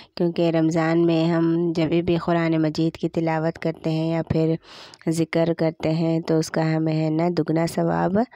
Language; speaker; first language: Hindi; native; Hindi